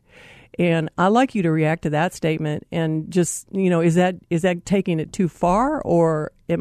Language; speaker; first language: English; native; English